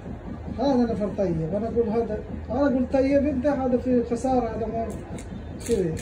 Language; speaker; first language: Arabic; non-native, learner; Urdu